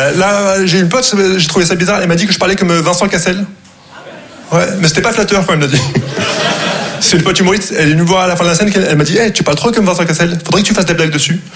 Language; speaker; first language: French; non-native, local second language; Arabic